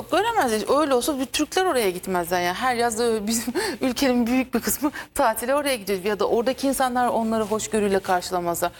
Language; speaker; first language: Turkish; native; Turkish